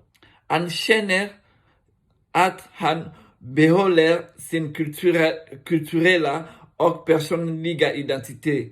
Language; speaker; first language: Swedish; non-native, learner; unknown